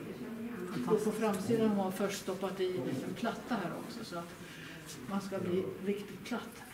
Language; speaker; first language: Swedish; native; Swedish